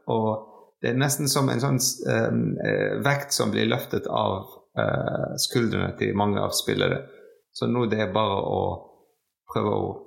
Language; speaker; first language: Norwegian; non-native, fluent; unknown